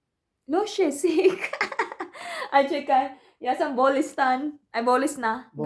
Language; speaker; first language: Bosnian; non-native, learner; Filipino